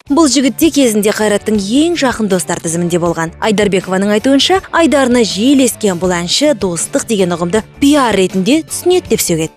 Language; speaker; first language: Kazakh; native; Kazakh